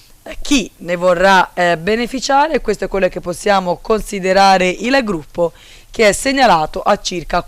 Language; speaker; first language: Italian; native; Italian